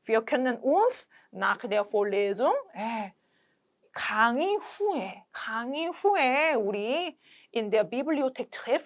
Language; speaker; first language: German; non-native, fluent; Korean